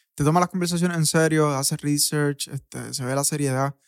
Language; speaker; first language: Spanish; native; Spanish